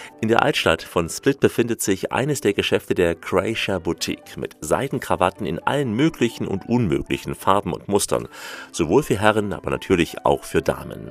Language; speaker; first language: German; native; German